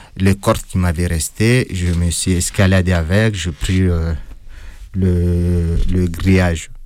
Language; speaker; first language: French; non-native, fluent; Arabic